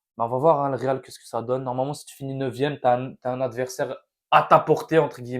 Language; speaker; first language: French; native; French